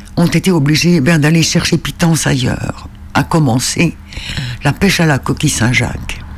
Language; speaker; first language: French; native; French